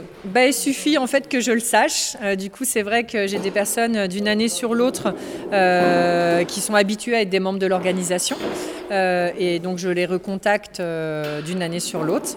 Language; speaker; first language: French; native; French